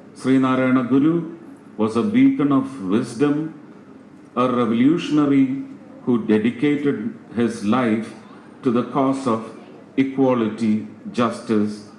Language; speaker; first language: English; non-native, local second language; Malayalam